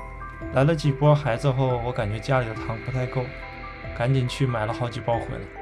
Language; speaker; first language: Chinese; native; Chinese